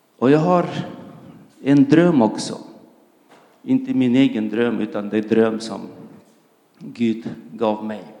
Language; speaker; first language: Swedish; non-native, fluent; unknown